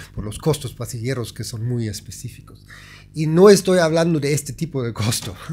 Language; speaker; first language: Spanish; non-native, fluent; German